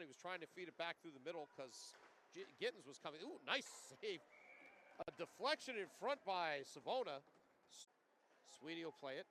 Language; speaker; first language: English; native; English